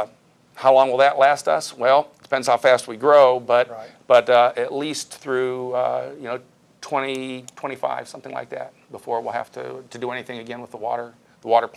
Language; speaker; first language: English; native; English